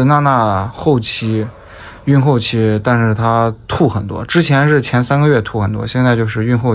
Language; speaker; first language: Chinese; native; Chinese